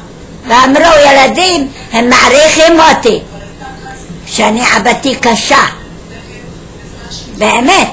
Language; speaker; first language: Hebrew; non-native, fluent; Arabic